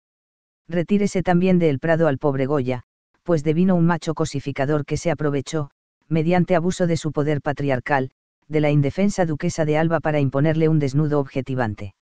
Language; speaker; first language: Spanish; native; Spanish